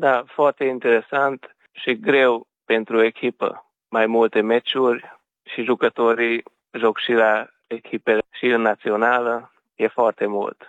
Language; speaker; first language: Romanian; non-native, local second language; Hungarian